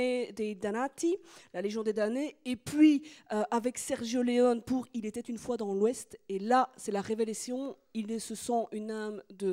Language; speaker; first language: French; native; French